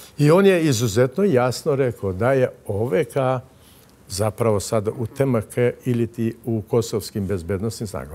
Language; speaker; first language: Bosnian; non-native, local second language; Albanian